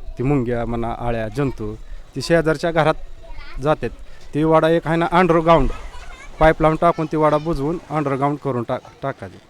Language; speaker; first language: Marathi; native; Marathi